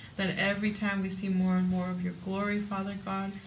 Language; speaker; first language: English; early bilingual, other home language; Spanish